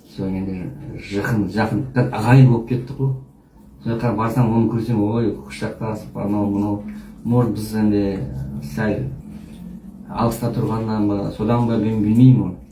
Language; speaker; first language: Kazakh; non-native, local second language; Russian